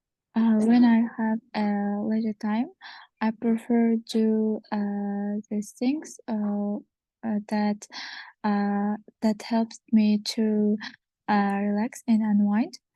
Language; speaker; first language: English; non-native, learner; Kazakh